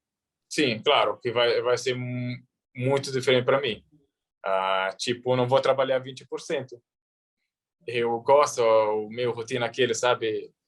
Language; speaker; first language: Portuguese; early bilingual, heritage; Arabic